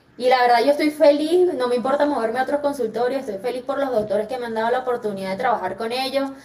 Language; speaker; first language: Spanish; native; Spanish